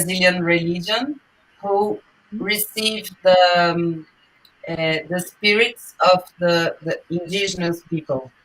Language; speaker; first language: English; non-native, learner; Portuguese